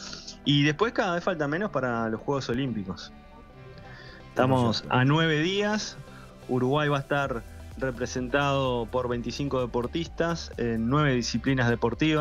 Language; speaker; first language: Spanish; native; Spanish